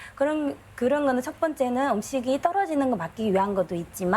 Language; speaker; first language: Korean; non-native, fluent; Chinese